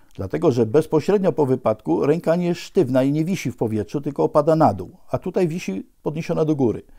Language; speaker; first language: Polish; native; Polish